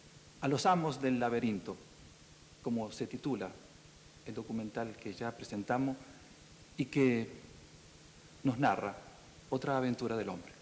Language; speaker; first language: Spanish; native; Spanish